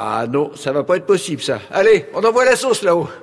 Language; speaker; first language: French; native; French